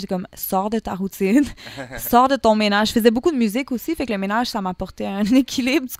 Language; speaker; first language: French; native; French